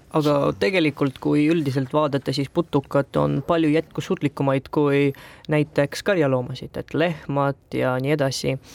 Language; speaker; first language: Estonian; non-native, local second language; Russian